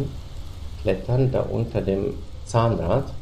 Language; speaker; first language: German; native; German